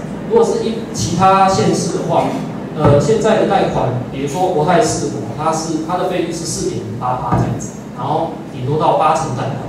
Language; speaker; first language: Chinese; native; Chinese